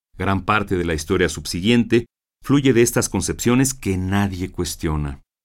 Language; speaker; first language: Spanish; native; Spanish